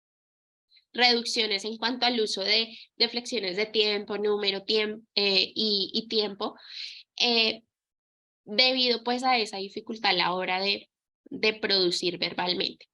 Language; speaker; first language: Spanish; native; Spanish